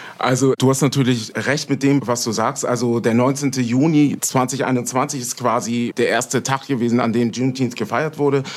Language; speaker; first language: German; native; German